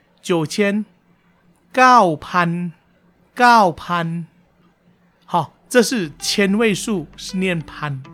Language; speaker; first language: Chinese; early bilingual, heritage; Chinese